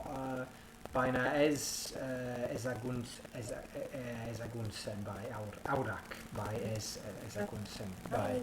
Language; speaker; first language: Basque; non-native, learner; English